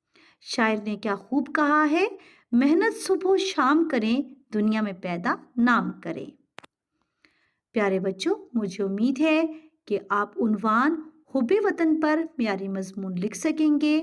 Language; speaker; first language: Urdu; native; Urdu